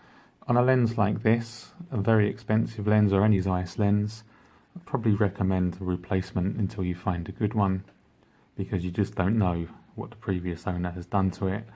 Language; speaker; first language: English; native; English